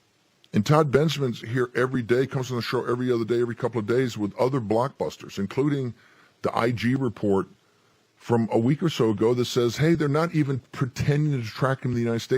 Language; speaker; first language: English; native; English